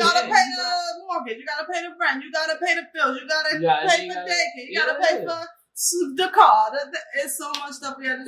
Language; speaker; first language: English; native; English